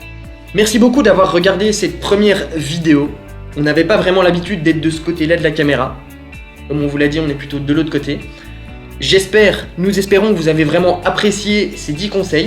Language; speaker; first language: French; native; French